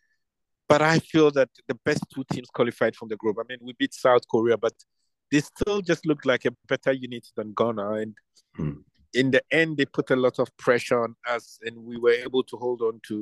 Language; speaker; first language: English; non-native, local second language; Akan